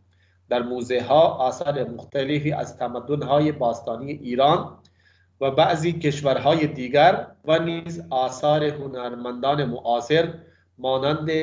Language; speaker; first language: Persian; non-native, fluent; Urdu